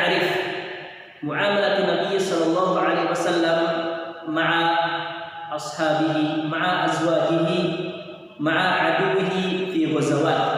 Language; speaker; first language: Arabic; non-native, fluent; Indonesian